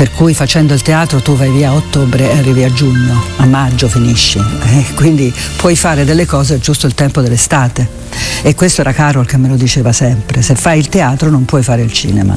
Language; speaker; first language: Italian; native; Italian